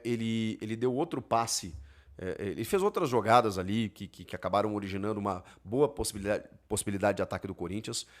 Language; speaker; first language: Portuguese; native; Portuguese